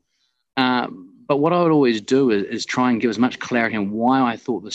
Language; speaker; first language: English; native; English